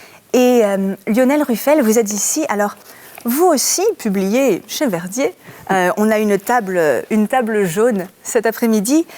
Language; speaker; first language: French; native; French